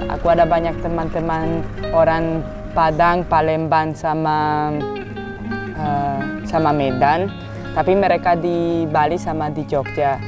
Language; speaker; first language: Indonesian; non-native, fluent; Basque